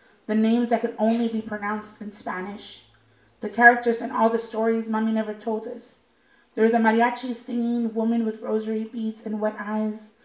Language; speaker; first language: English; early bilingual, other home language; Spanish